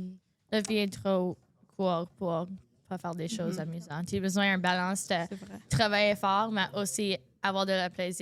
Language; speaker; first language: French; non-native, local second language; English